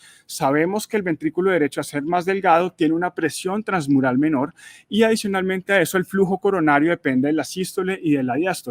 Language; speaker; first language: Spanish; native; Spanish